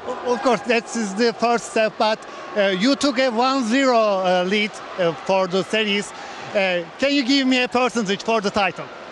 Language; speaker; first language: English; non-native, learner; Turkish